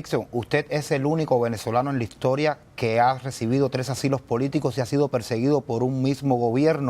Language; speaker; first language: Spanish; native; Spanish